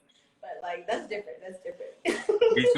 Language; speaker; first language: English; native; English